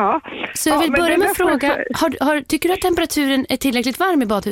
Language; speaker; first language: Swedish; native; Swedish